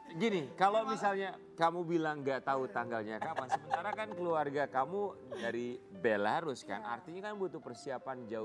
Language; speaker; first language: Indonesian; native; Indonesian